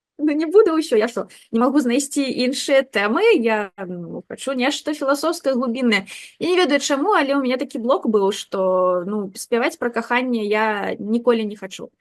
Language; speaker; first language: Belarusian; non-native, local second language; Russian